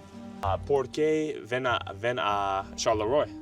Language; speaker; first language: Spanish; non-native, learner; English